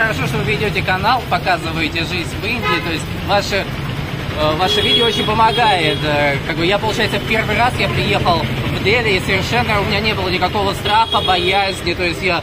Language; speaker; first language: Russian; native; Russian